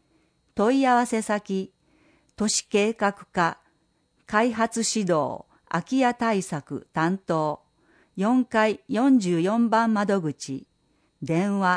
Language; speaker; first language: Japanese; native; Japanese